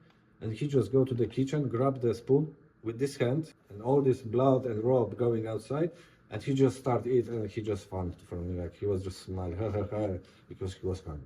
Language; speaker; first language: English; non-native, learner; Polish